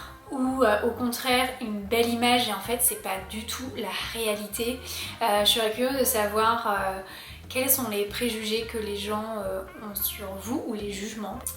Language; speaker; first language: French; native; French